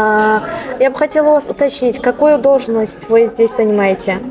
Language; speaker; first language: Russian; non-native, fluent; Uzbek